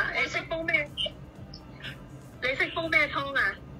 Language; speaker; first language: Cantonese; native; Cantonese